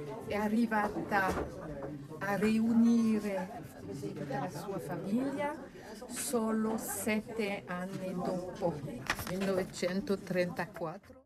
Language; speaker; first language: Italian; non-native, learner; French